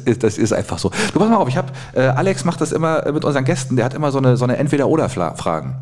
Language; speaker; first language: German; native; German